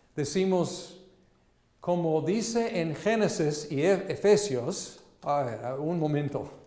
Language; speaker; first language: Spanish; non-native, fluent; English